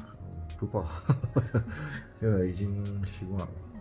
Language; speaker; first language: Chinese; non-native, fluent; Japanese